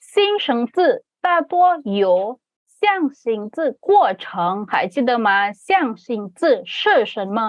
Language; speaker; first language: Chinese; non-native, fluent; Indonesian